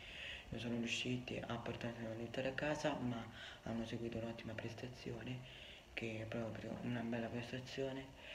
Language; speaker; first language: Italian; native; Italian